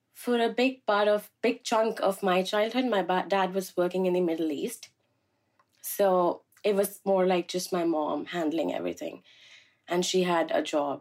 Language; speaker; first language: English; non-native, local second language; Malayalam